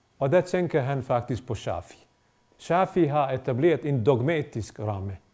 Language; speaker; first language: Danish; non-native, fluent; Bosnian